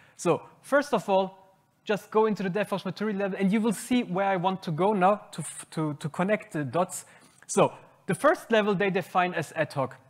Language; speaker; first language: English; non-native, fluent; German